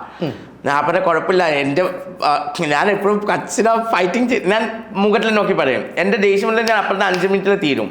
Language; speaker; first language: Malayalam; non-native, learner; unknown